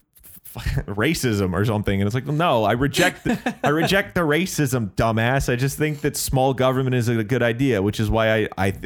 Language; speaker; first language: English; native; English